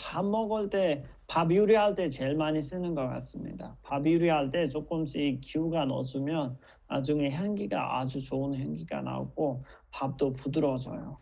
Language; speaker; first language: Korean; non-native, fluent; Nepali